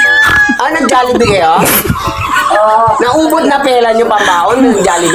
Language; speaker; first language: Filipino; non-native, local second language; Cebuano